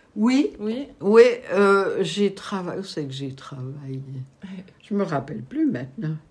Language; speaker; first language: French; native; French